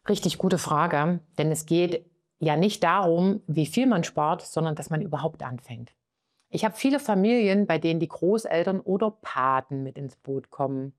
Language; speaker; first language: German; native; German